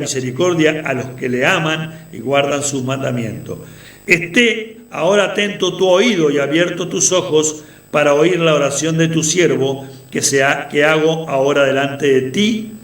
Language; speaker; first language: Spanish; native; Spanish